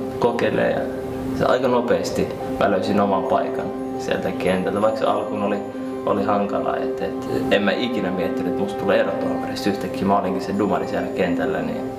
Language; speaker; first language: Finnish; early bilingual, other home language; Arabic